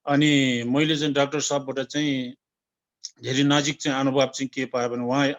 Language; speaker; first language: Nepali; non-native, local second language; Tibetan